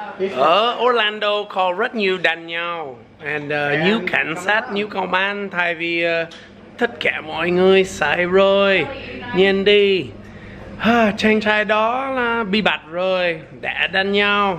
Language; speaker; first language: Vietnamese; non-native, fluent; English